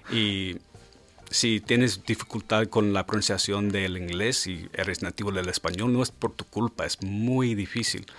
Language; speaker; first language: Spanish; non-native, fluent; English